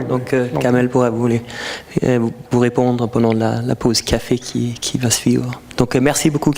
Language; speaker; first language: French; non-native, fluent; Danish